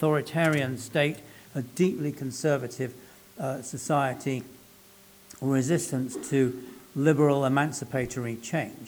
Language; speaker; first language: English; native; English